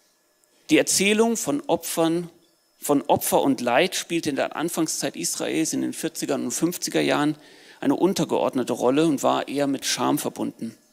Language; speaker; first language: German; native; German